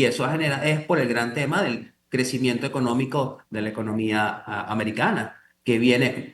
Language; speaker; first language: Spanish; native; Spanish